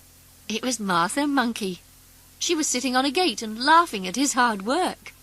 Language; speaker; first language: English; native; English